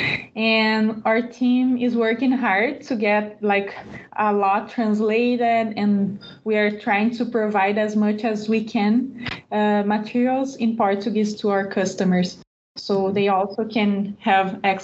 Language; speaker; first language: English; non-native, fluent; Portuguese